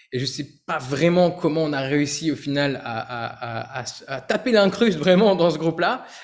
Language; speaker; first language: French; native; French